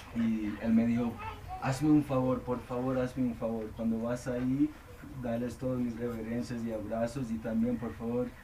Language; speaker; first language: Spanish; non-native, learner; English